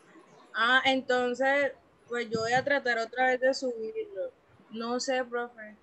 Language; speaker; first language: Spanish; native; Spanish